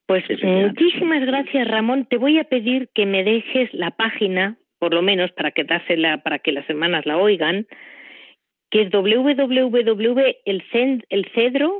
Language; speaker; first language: Spanish; native; Spanish